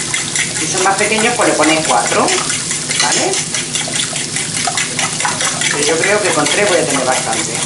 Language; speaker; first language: Spanish; native; Spanish